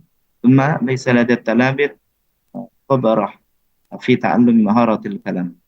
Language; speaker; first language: Arabic; non-native, fluent; Indonesian